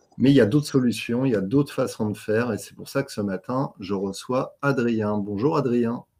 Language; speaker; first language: French; native; French